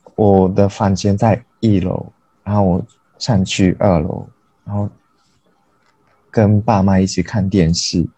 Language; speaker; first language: Chinese; non-native, learner; Japanese